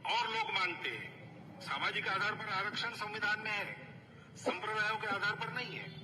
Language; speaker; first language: Hindi; non-native, local second language; Marathi